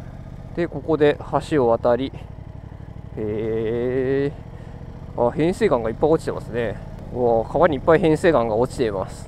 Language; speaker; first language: Japanese; native; Japanese